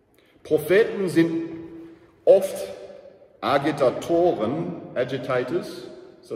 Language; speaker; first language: German; non-native, learner; English